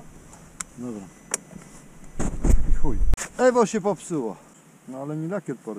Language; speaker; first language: Polish; native; Polish